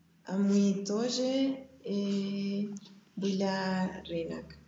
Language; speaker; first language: Russian; non-native, learner; German